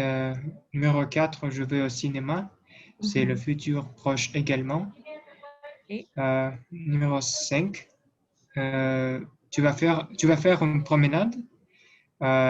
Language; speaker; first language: French; non-native, learner; Russian